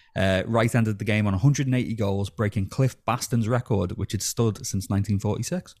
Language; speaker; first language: English; native; English